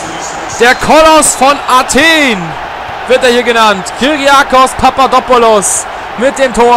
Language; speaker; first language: German; native; German